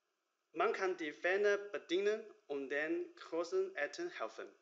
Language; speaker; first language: German; non-native, learner; Chinese